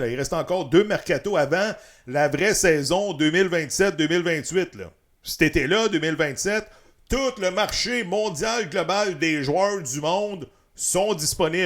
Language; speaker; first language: French; native; French